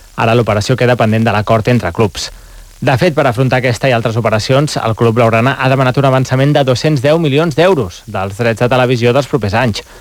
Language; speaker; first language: Catalan; native; Catalan